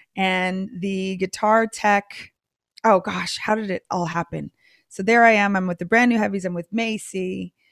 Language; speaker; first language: English; native; English